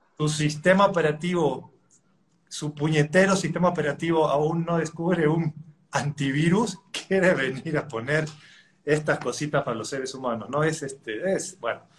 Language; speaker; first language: Spanish; native; Spanish